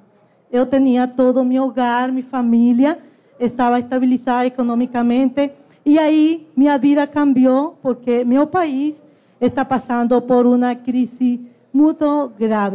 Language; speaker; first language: Portuguese; non-native, learner; Spanish